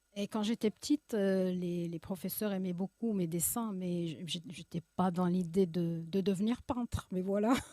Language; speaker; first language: French; early bilingual, other home language; Arabic